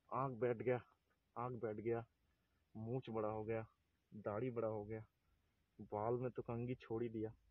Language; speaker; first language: Hindi; non-native, local second language; Bangla